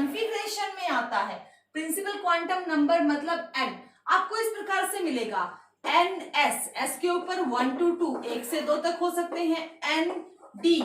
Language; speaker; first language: Hindi; native; Hindi